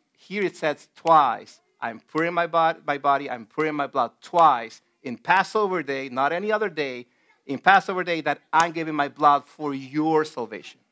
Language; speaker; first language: English; non-native, fluent; Spanish